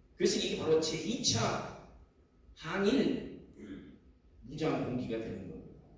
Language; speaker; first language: Korean; native; Korean